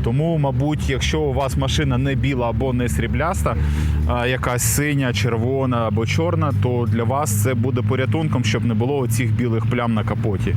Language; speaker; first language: Ukrainian; native; Ukrainian